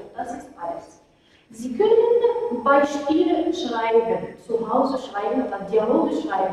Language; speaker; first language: German; non-native, fluent; Arabic